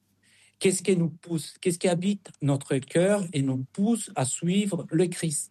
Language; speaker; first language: French; non-native, fluent; Spanish